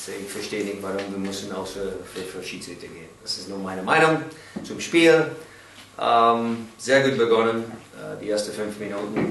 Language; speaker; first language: German; non-native, learner; English